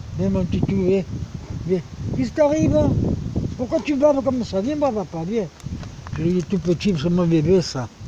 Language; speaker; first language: French; early bilingual, other home language; Spanish